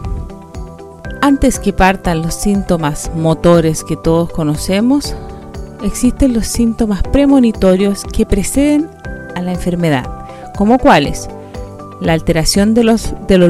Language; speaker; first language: Spanish; native; Spanish